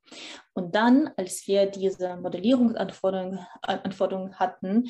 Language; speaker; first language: German; non-native, fluent; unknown